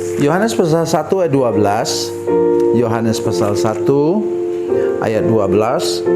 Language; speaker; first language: Indonesian; native; Indonesian